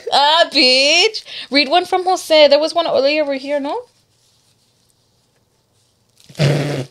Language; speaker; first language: English; early bilingual, other home language; Spanish